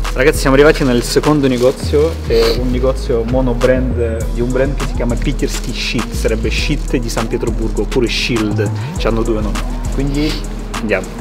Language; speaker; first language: Italian; early bilingual, other home language; Russian